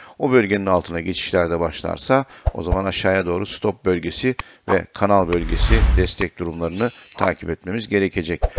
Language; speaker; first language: Turkish; native; Turkish